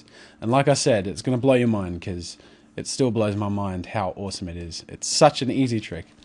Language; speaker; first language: English; native; English